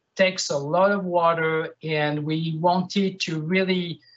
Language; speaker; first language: English; non-native, fluent; French